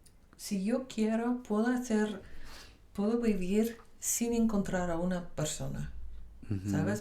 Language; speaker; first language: Spanish; non-native, fluent; Dutch